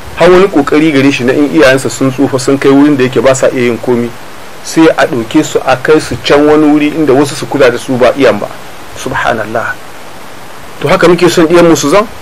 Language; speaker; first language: Hausa; native; Hausa